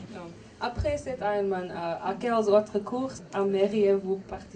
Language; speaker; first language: French; non-native, learner; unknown